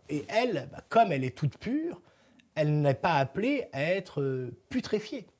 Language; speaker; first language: French; native; French